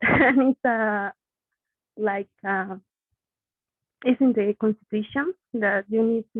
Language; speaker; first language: English; non-native, learner; Spanish